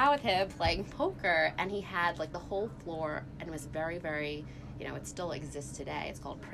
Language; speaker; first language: English; native; English